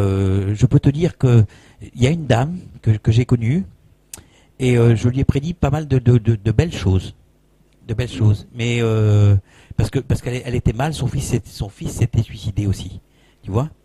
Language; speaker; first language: French; native; French